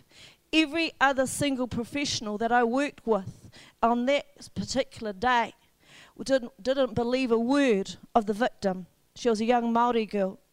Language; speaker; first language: English; native; English